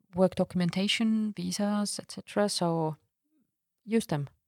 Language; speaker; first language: English; non-native, fluent; Estonian